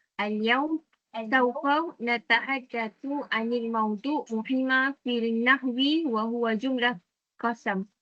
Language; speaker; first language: Arabic; non-native, learner; Malay